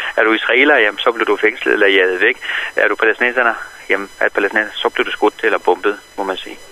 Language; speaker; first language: Danish; non-native, fluent; Arabic